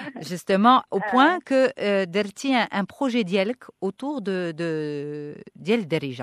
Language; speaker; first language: French; non-native, local second language; Arabic